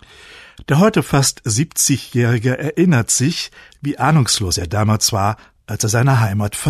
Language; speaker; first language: German; native; German